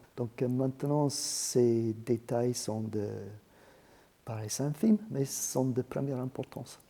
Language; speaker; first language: French; non-native, fluent; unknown